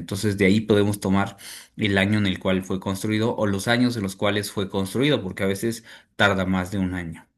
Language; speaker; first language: Spanish; native; Spanish